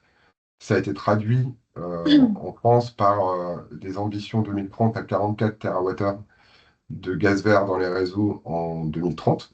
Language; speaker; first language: French; native; French